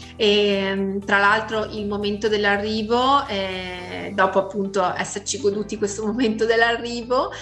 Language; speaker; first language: Italian; native; Italian